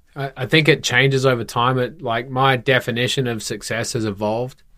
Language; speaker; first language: English; native; English